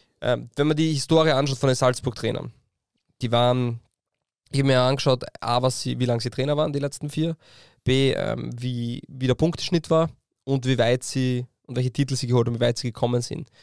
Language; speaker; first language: German; native; German